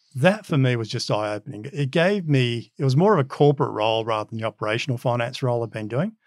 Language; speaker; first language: English; early bilingual, other home language; Macedonian